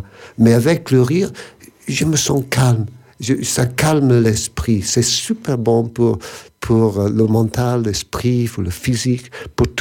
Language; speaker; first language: French; non-native, fluent; English